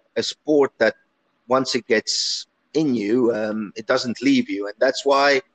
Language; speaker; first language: English; early bilingual, other home language; Italian